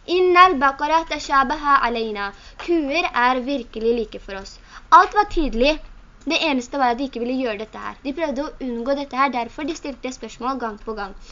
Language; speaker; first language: Norwegian; early bilingual, other home language; Urdu